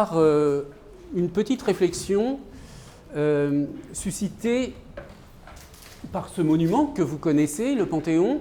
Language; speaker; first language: French; native; French